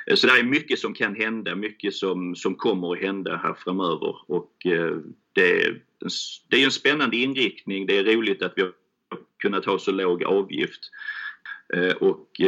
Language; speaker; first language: Swedish; native; Swedish